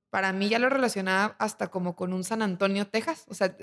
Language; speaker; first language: Spanish; native; Spanish